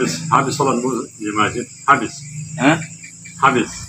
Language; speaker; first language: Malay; non-native, learner; Portuguese